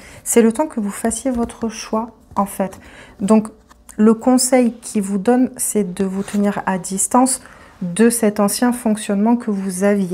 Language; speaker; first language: French; native; French